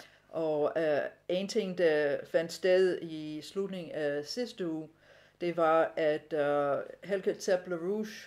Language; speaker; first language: Danish; non-native, fluent; English